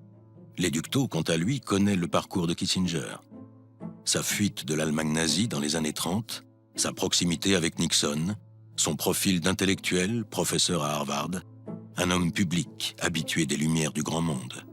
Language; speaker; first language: French; native; French